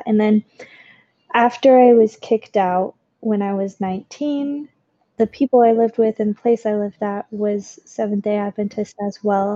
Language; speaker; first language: English; native; English